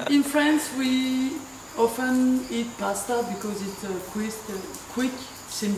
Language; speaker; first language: English; non-native, fluent; French